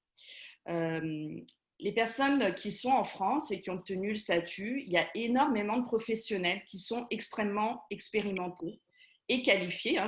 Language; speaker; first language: French; native; French